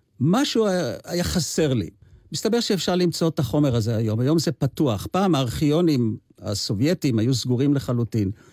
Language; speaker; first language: Hebrew; native; Hebrew